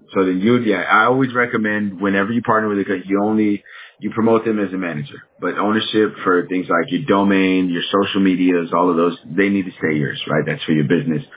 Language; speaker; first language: English; native; English